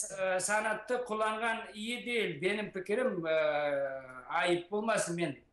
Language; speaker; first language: Turkish; non-native, learner; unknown